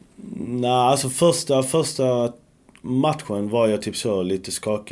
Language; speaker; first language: Swedish; early bilingual, other home language; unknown